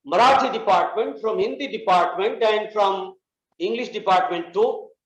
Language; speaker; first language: English; non-native, local second language; Marathi